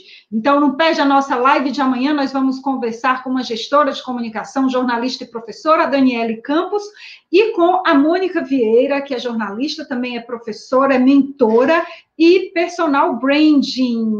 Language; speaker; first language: Portuguese; native; Portuguese